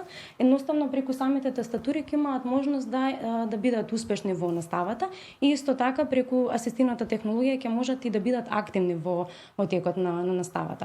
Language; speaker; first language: Macedonian; native; Macedonian